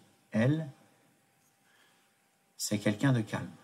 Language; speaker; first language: French; non-native, fluent; Tibetan